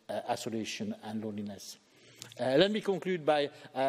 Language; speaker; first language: English; native; English